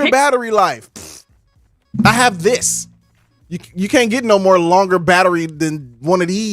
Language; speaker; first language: English; native; English